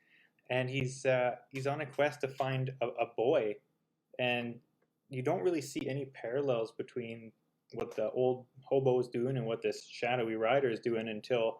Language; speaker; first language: English; native; English